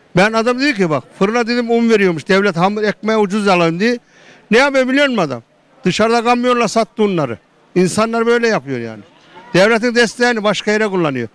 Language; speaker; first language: Turkish; native; Turkish